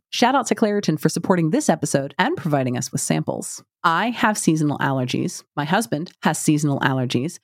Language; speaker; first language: English; native; English